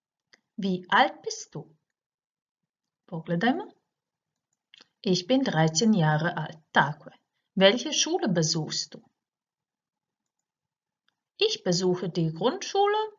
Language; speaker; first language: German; non-native, fluent; Croatian